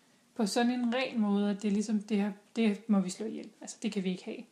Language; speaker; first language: Danish; native; Danish